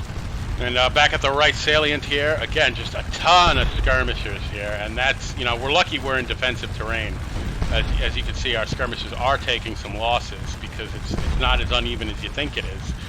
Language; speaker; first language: English; native; English